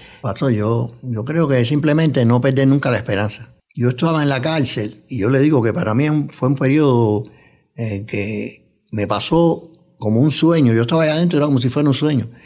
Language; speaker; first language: Spanish; native; Spanish